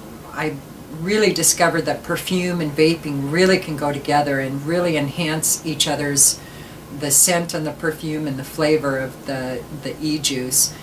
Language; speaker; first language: English; native; English